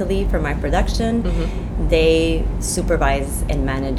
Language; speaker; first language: English; non-native, fluent; French